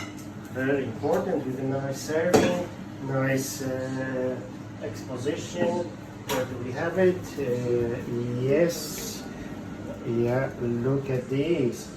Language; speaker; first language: English; non-native, fluent; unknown